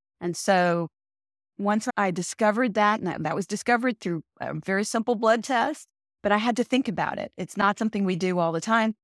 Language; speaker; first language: English; early bilingual, other home language; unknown